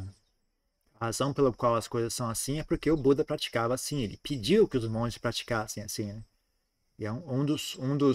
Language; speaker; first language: Portuguese; native; Portuguese